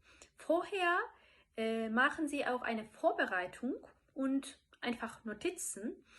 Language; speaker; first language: German; non-native, fluent; Turkish